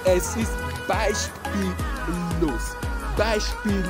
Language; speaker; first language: German; non-native, learner; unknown